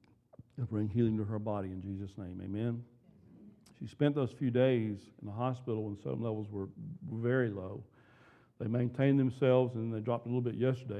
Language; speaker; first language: English; native; English